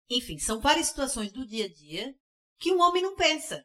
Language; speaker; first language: Portuguese; early bilingual, heritage; English